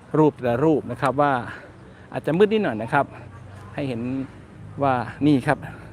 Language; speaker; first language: Thai; non-native, local second language; Northern Khmer